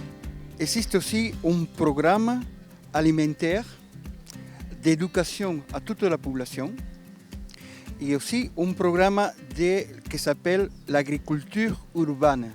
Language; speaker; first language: French; non-native, learner; Spanish